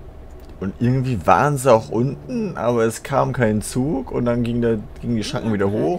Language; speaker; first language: German; native; German